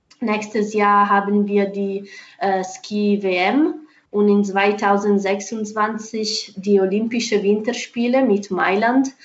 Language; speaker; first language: German; non-native, fluent; Italian